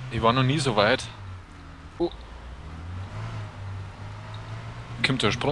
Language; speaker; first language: German; native; German